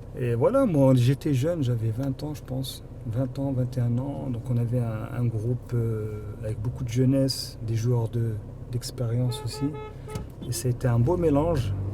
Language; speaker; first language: French; early bilingual, other home language; Arabic